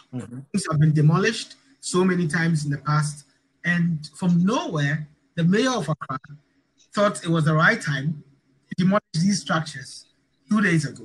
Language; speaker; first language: English; non-native, local second language; Ga